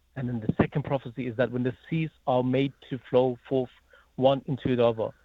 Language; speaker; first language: English; native; English